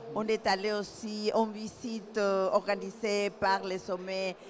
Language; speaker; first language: French; non-native, fluent; Spanish